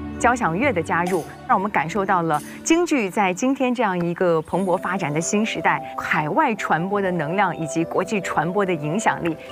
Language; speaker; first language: Chinese; native; Chinese